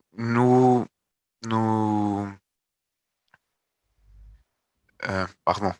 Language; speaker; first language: French; non-native, learner; Portuguese